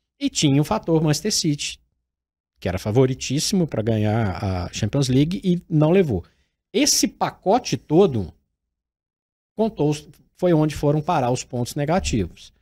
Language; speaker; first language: Portuguese; native; Portuguese